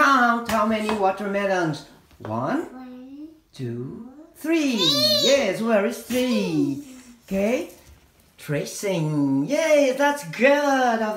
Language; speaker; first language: English; non-native, fluent; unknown